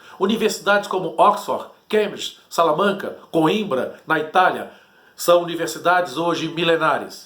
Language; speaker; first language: Portuguese; native; Portuguese